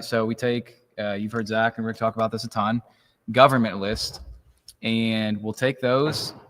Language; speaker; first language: English; native; English